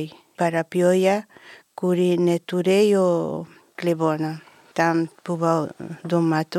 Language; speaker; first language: Lithuanian; non-native, learner; Spanish